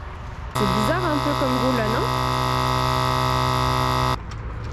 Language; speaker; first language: French; native; French